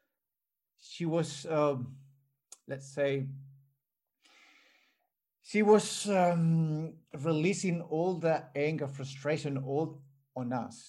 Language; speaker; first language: English; non-native, fluent; Spanish